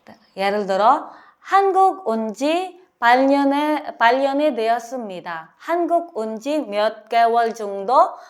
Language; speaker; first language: Korean; non-native, learner; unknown